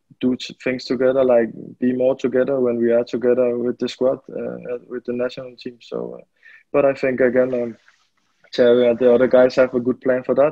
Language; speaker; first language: English; non-native, fluent; Danish